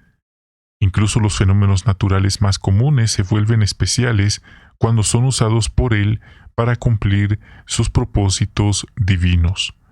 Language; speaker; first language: Spanish; native; Spanish